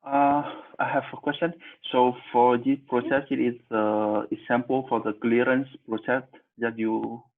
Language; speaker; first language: English; non-native, fluent; Vietnamese